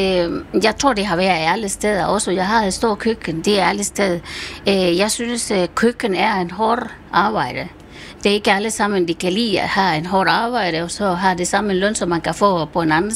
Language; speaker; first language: Danish; non-native, fluent; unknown